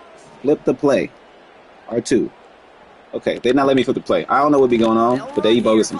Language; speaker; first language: English; native; English